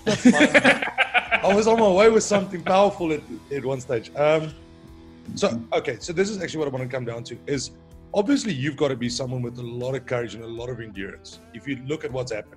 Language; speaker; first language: English; non-native, local second language; Afrikaans